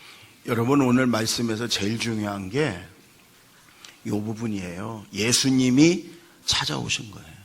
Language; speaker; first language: Korean; native; Korean